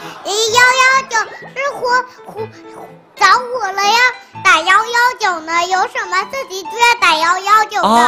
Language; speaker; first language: Chinese; native; Chinese